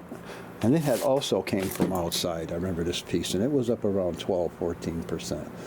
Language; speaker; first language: English; native; English